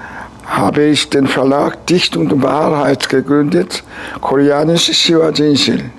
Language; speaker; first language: German; non-native, fluent; Korean